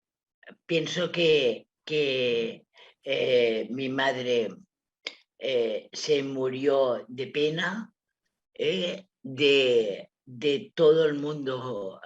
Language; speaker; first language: Spanish; non-native, local second language; Catalan